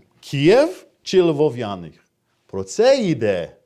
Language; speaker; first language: Ukrainian; non-native, fluent; English